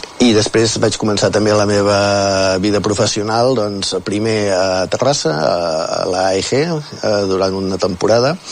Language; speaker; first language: Catalan; native; Catalan